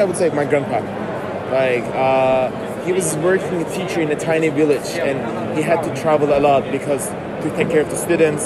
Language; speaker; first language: English; non-native, fluent; Turkish